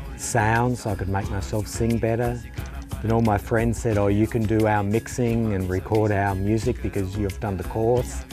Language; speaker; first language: English; native; English